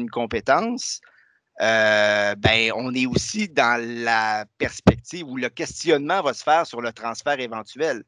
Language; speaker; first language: French; native; French